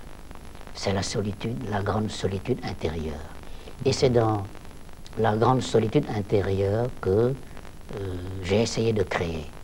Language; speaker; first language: French; non-native, local second language; Vietnamese